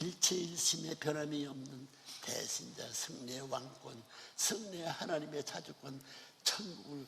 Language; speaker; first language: Korean; native; Korean